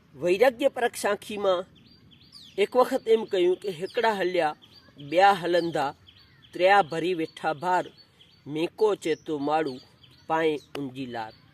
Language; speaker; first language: Gujarati; non-native, local second language; Kachhi